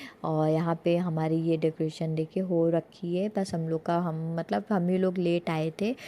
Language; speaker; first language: Hindi; native; Hindi